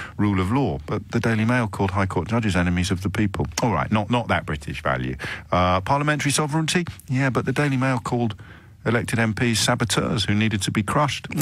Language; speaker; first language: English; native; English